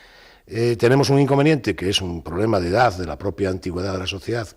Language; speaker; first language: Spanish; native; Spanish